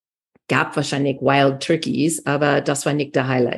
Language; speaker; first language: German; non-native, fluent; English